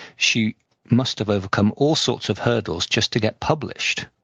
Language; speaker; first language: English; native; English